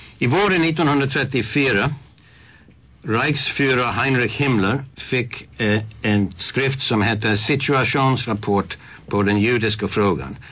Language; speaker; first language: Swedish; non-native, fluent; English